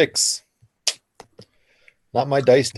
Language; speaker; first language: English; native; English